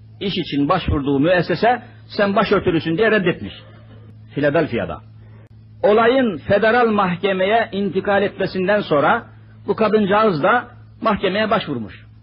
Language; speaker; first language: Turkish; native; Turkish